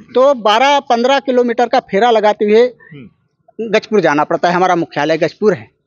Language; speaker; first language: Hindi; native; Hindi